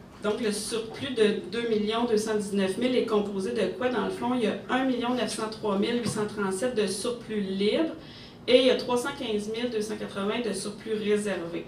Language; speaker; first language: French; native; French